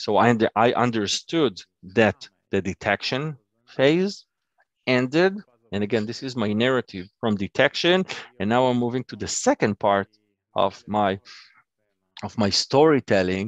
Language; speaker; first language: English; non-native, learner; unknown